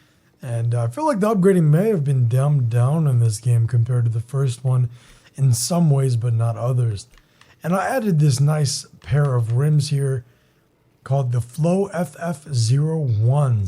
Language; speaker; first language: English; native; English